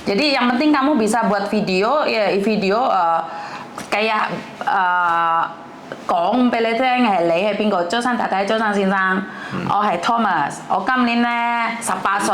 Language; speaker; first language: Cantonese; non-native, fluent; Javanese